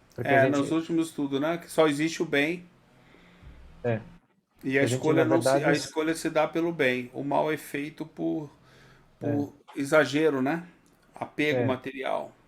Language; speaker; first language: Portuguese; native; Portuguese